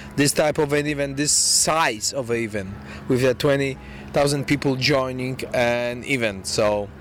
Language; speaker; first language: English; non-native, fluent; Polish